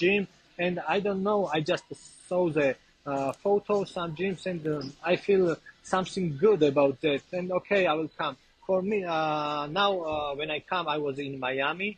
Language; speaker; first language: English; non-native, learner; Georgian